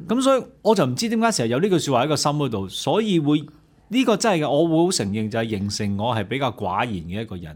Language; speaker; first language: Cantonese; native; Cantonese